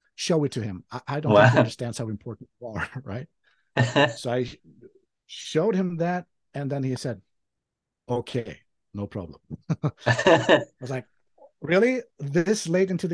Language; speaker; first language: English; non-native, fluent; Swedish